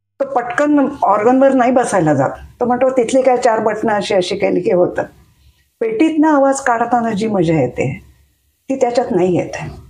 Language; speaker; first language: Marathi; native; Marathi